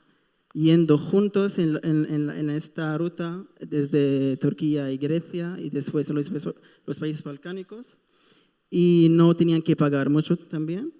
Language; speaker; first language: Spanish; non-native, fluent; Arabic